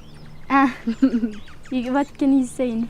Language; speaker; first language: English; non-native, learner; French